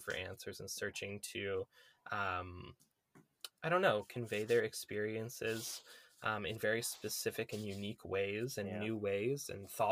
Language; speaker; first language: English; native; English